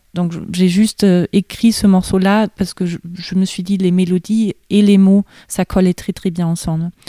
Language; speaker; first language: French; non-native, fluent; German